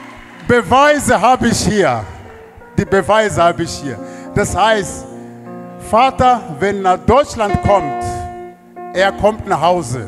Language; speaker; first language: German; non-native, learner; Portuguese